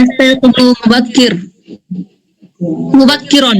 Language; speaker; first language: Arabic; non-native, learner; Bangla